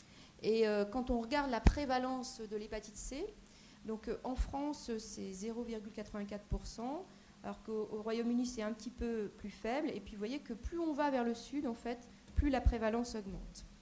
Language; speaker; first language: French; native; French